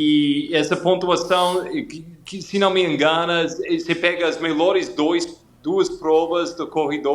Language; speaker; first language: Portuguese; non-native, fluent; English